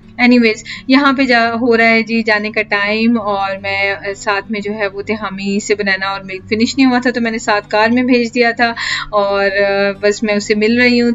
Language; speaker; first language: Urdu; native; Urdu